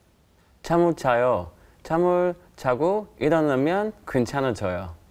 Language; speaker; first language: Korean; non-native, learner; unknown